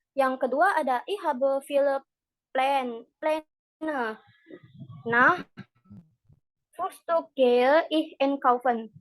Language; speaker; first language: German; non-native, learner; Indonesian